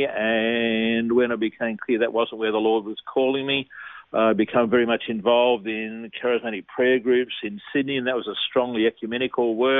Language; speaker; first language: English; native; English